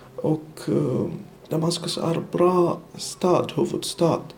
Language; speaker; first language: Swedish; non-native, learner; Arabic